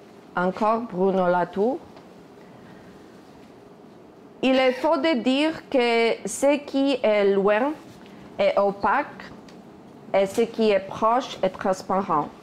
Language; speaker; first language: French; non-native, fluent; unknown